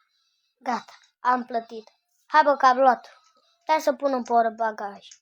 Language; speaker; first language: Romanian; native; Romanian